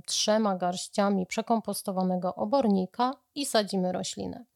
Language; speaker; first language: Polish; native; Polish